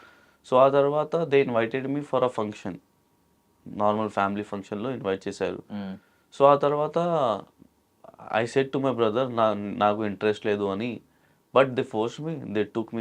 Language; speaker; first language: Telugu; non-native, local second language; Hindi